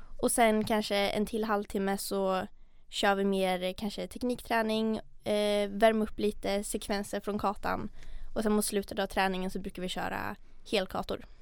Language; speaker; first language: Swedish; native; Swedish